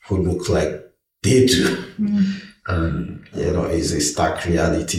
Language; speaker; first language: English; non-native, local second language; Igbo